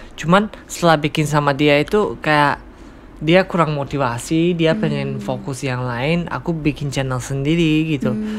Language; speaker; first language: Indonesian; non-native, fluent; Tajik